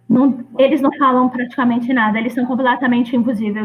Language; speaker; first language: Portuguese; non-native, fluent; Greek